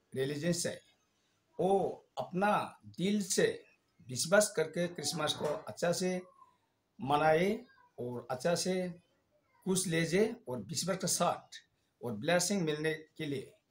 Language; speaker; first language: Hindi; non-native, local second language; Nyishi